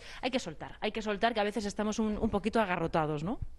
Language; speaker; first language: Spanish; native; Spanish